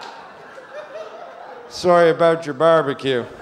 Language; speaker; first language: English; native; English